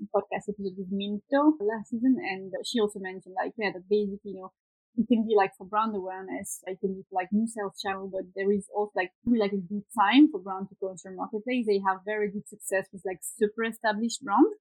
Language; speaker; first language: English; non-native, fluent; Swedish